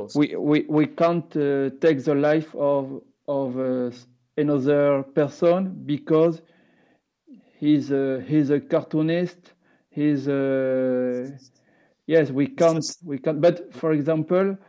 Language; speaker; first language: English; non-native, learner; French